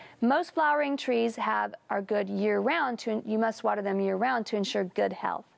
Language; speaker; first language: English; native; English